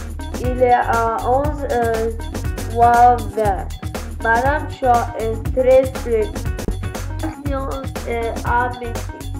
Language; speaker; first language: French; non-native, learner; English